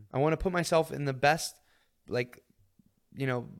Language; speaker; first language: English; native; English